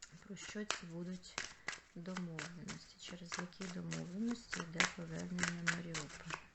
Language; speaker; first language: Ukrainian; non-native, local second language; Russian